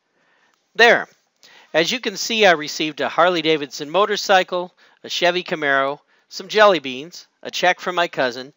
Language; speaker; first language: English; native; English